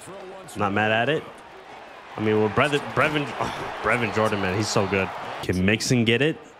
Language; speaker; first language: English; native; English